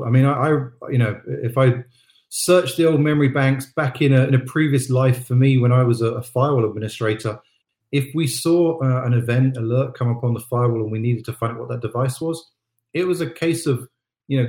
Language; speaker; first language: English; native; English